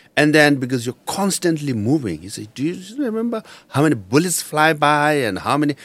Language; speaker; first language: English; non-native, local second language; Nepali